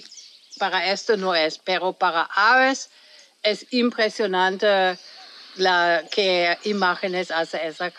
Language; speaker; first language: Spanish; non-native, fluent; German